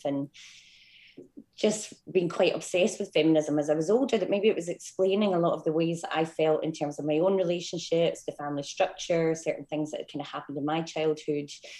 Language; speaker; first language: English; native; English